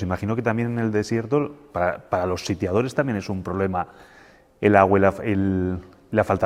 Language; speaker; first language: Spanish; native; Spanish